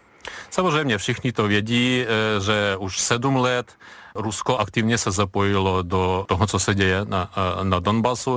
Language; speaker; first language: Czech; non-native, fluent; Ukrainian